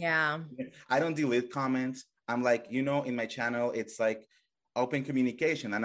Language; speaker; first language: English; non-native, fluent; Spanish